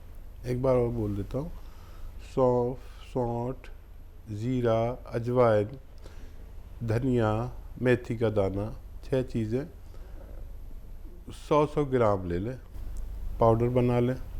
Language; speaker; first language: Hindi; native; Hindi